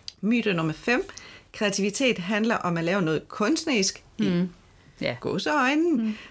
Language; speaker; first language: Danish; non-native, fluent; Italian